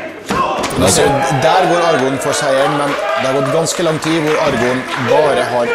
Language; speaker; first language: Norwegian; native; Norwegian